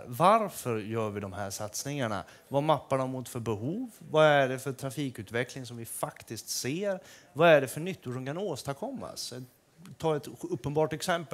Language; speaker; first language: Swedish; native; Swedish